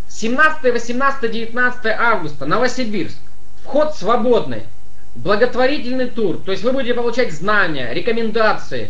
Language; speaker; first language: Russian; native; Russian